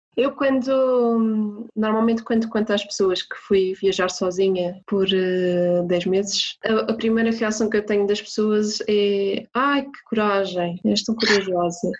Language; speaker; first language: Portuguese; native; Portuguese